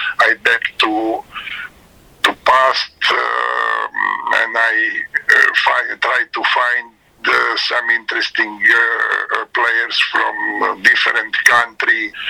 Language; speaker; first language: English; non-native, learner; Serbian